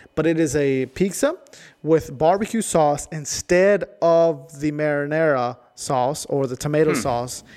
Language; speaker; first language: English; non-native, fluent; Spanish